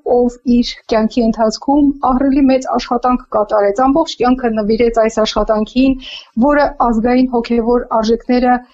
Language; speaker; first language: Armenian; native; Armenian